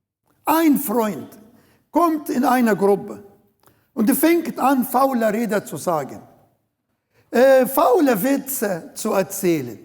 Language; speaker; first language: German; non-native, learner; Arabic